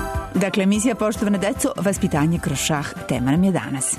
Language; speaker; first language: Serbian; native; Serbian